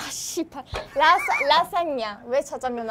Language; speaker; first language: Korean; non-native, learner; Italian